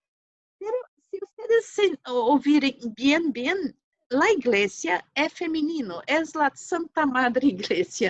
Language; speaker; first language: Spanish; non-native, fluent; Portuguese